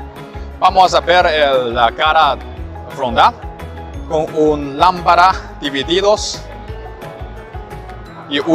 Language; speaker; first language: Spanish; non-native, learner; Chinese